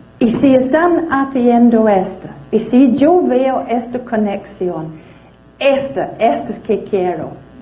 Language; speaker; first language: Spanish; non-native, fluent; English